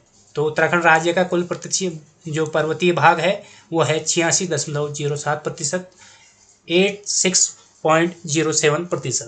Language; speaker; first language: Hindi; native; Hindi